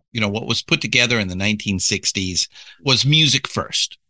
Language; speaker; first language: English; native; English